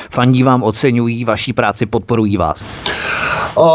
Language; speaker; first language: Czech; native; Czech